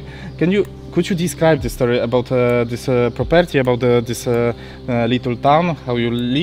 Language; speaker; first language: English; non-native, learner; Polish